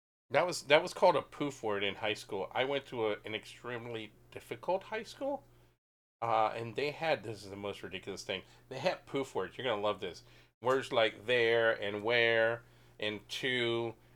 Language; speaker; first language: English; native; English